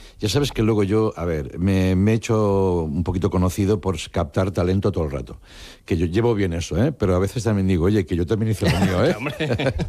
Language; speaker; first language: Spanish; non-native, local second language; Catalan